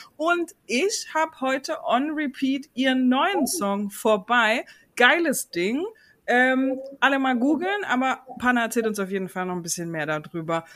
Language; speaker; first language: German; native; German